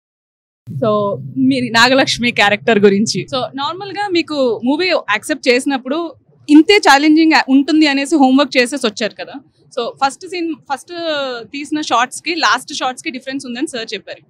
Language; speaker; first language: Telugu; native; Telugu